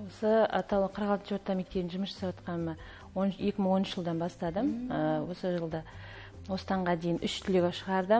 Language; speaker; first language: Kazakh; native; Kazakh